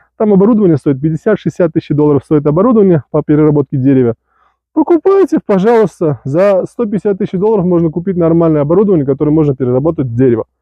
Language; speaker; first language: Russian; non-native, local second language; Uzbek